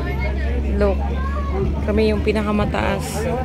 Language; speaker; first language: Filipino; native; Filipino